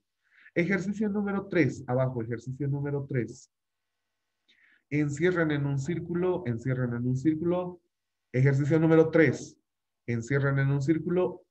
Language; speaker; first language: Spanish; native; Spanish